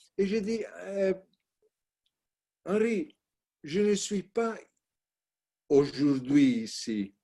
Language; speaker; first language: French; non-native, learner; Italian